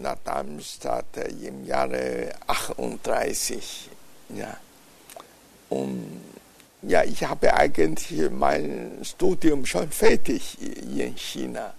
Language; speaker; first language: German; non-native, fluent; Chinese